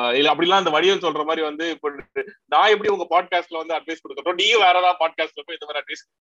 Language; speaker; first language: Tamil; native; Tamil